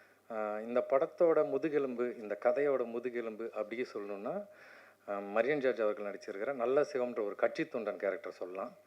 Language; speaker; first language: Tamil; native; Tamil